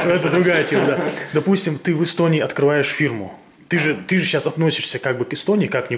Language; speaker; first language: Russian; native; Russian